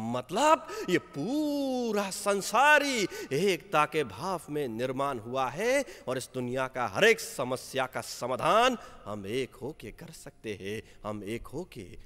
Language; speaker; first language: Hindi; non-native, local second language; Nepali